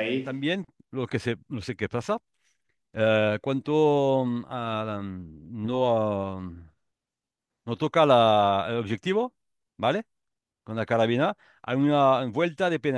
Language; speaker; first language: Spanish; non-native, learner; French